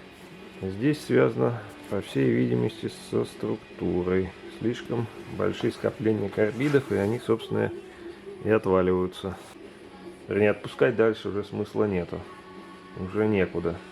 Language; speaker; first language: Russian; native; Russian